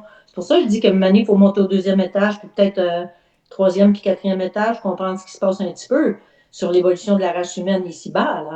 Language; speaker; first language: French; native; French